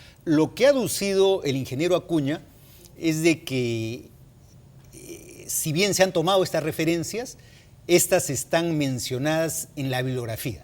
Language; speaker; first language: Spanish; native; Spanish